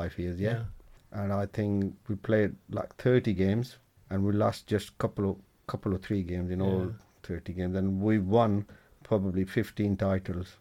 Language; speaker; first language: English; non-native, local second language; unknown